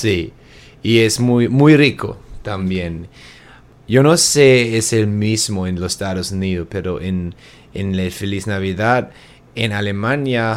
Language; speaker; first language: Spanish; non-native, learner; German